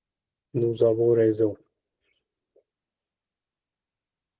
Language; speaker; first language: French; non-native, learner; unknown